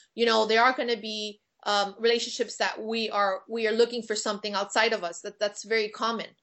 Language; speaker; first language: English; native; English